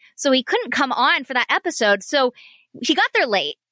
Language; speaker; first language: English; native; English